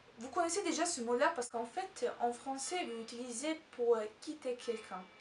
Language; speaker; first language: French; non-native, fluent; Italian